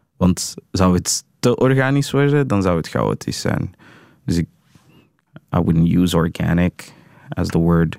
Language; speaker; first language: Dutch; early bilingual, other home language; English